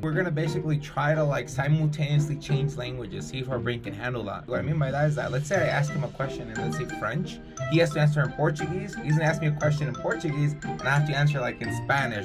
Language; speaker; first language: English; native; English